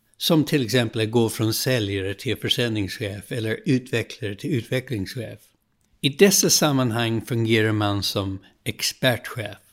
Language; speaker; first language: Swedish; non-native, fluent; English